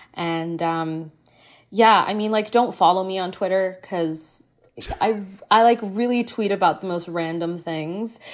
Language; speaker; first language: English; native; English